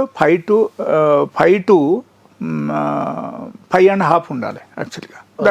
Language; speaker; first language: English; non-native, local second language; Telugu